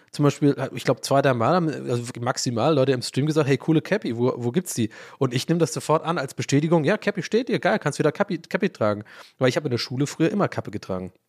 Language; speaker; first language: German; early bilingual, other home language; English